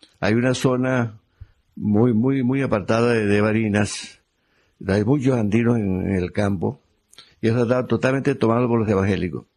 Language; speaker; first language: Spanish; native; Spanish